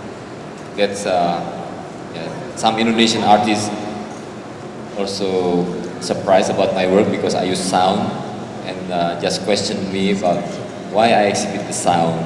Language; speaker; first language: English; non-native, learner; Indonesian